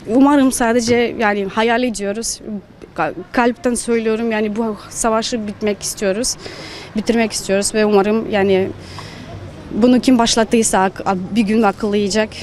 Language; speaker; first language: Turkish; non-native, fluent; Ukrainian